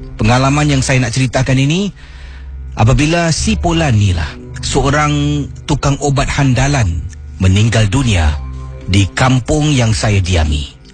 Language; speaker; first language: Malay; native; Malay